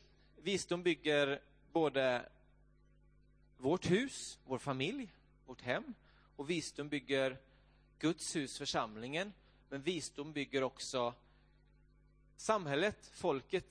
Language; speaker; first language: Swedish; native; Swedish